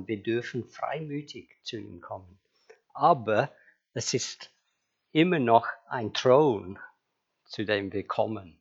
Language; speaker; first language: German; non-native, fluent; English